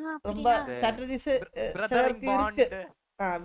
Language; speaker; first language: Tamil; non-native, learner; Malayalam